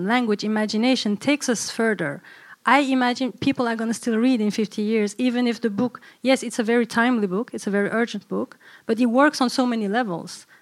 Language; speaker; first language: English; early bilingual, other home language; Turkish